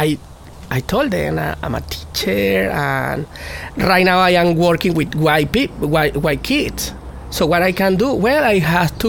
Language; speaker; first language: English; non-native, fluent; Spanish